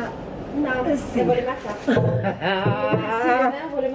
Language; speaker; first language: Portuguese; non-native, fluent; French